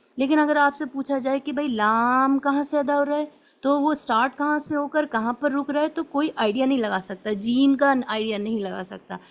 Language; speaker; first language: Urdu; native; Urdu